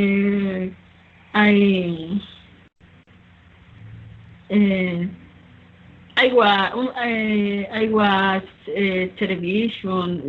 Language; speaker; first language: English; non-native, learner; Spanish